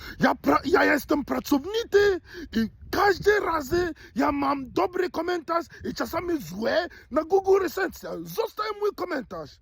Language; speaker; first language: Polish; non-native, learner; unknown